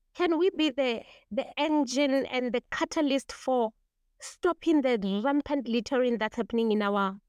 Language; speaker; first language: English; non-native, local second language; Tswana